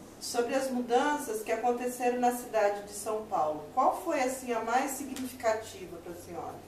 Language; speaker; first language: Portuguese; native; Portuguese